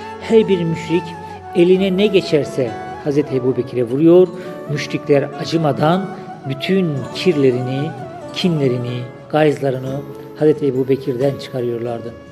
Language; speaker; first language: Turkish; native; Turkish